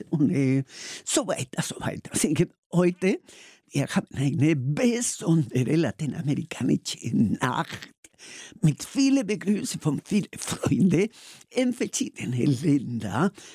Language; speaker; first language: German; non-native, learner; Spanish